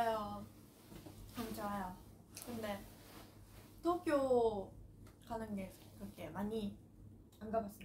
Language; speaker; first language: Korean; non-native, learner; Japanese